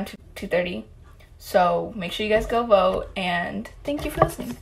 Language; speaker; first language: English; native; English